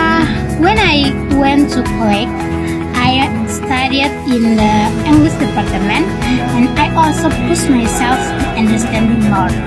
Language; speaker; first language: English; non-native, learner; Indonesian